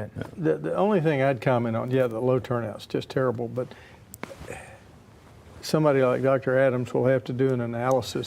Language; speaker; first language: English; native; English